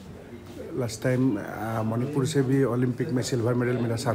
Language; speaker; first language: Hindi; non-native, local second language; Assamese